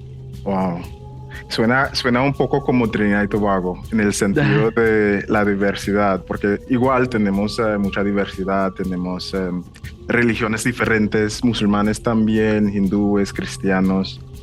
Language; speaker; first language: Spanish; non-native, fluent; English